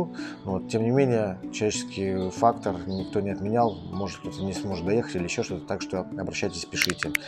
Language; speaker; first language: Russian; native; Russian